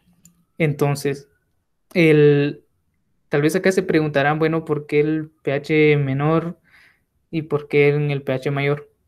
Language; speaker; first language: Spanish; native; Spanish